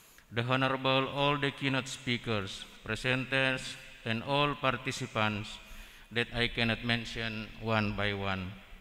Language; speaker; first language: English; non-native, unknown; Indonesian